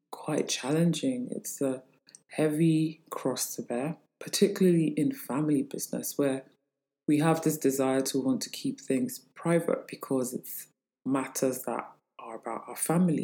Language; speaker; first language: English; native; English